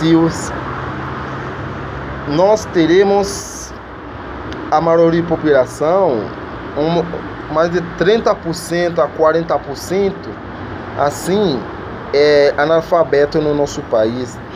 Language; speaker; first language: Portuguese; non-native, learner; Haitian Creole